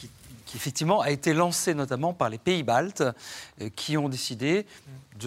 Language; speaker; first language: French; native; French